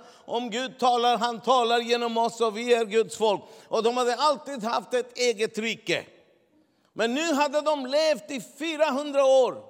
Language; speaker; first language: Swedish; non-native, fluent; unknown